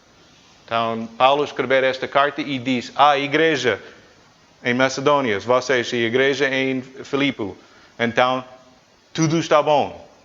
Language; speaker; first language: Portuguese; non-native, fluent; English